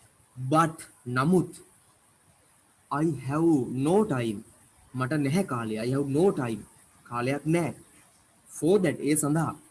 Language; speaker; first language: English; non-native, local second language; Sinhala